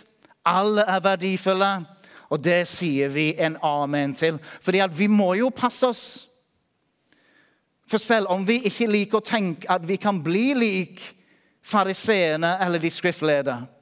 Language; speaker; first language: Norwegian; non-native, fluent; English